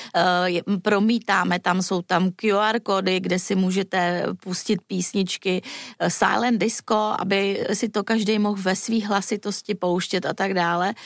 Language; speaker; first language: Czech; native; Czech